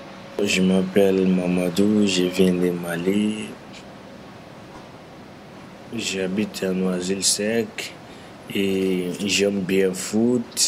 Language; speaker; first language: French; non-native, learner; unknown